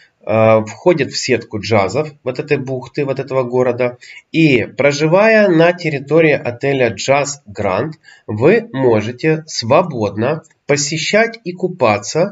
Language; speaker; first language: Russian; native; Russian